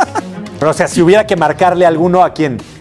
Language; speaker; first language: Spanish; native; Spanish